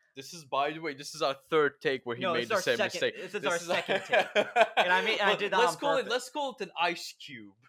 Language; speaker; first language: English; non-native, fluent; Turkish